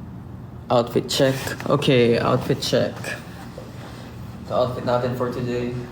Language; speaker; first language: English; non-native, local second language; Filipino